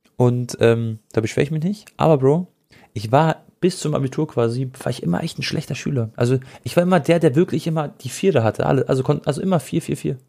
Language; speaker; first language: German; early bilingual, other home language; Croatian